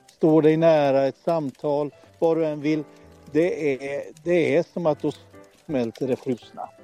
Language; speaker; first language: Swedish; native; Swedish